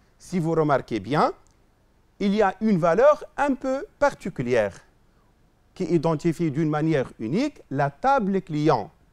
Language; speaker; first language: French; non-native, local second language; Arabic